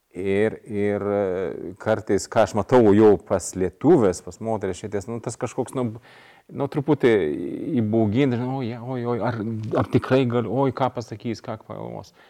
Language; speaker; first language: Lithuanian; non-native, fluent; Swedish